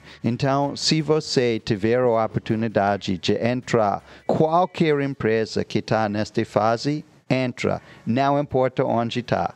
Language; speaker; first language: Portuguese; non-native, fluent; English